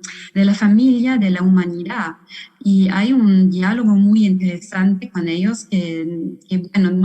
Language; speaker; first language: Spanish; non-native, fluent; German